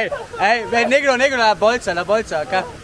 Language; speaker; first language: Spanish; non-native, learner; German